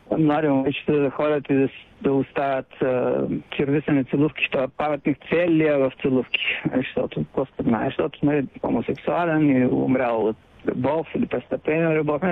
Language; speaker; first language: Bulgarian; native; Bulgarian